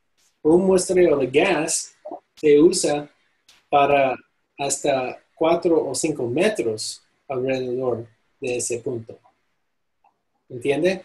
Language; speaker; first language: Spanish; non-native, fluent; English